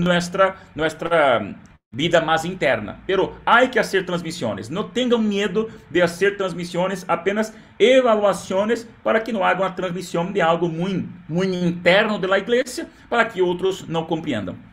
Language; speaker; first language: Spanish; non-native, learner; Portuguese